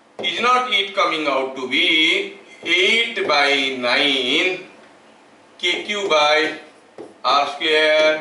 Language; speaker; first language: English; non-native, local second language; Hindi